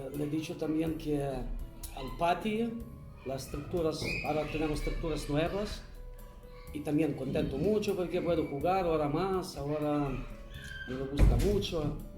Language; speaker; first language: Spanish; non-native, learner; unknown